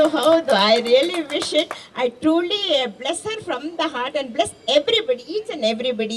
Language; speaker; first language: Kannada; non-native, local second language; Malayalam